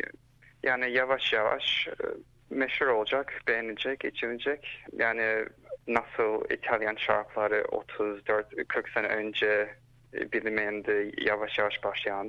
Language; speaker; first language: Turkish; early bilingual, heritage; Turkish